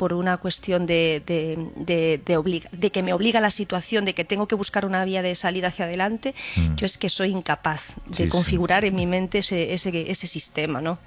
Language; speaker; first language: Spanish; native; Spanish